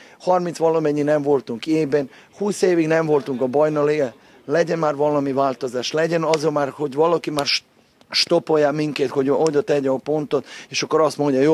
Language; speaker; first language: Hungarian; non-native, fluent; Serbian